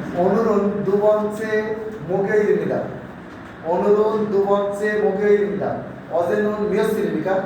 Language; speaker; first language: Korean; non-native, learner; Bangla